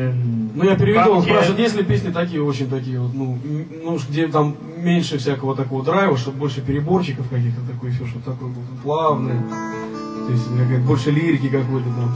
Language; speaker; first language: Russian; native; Russian